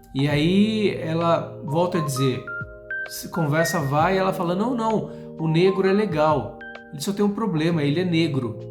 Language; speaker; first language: Portuguese; native; Portuguese